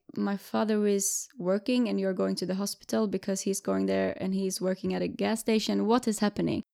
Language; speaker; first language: English; non-native, fluent; Swedish